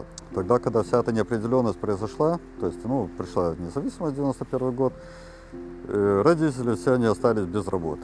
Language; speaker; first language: Russian; native; Russian